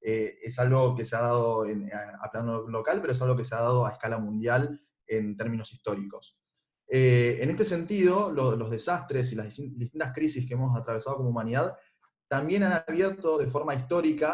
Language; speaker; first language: Spanish; native; Spanish